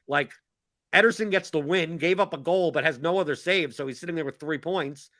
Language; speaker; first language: English; native; English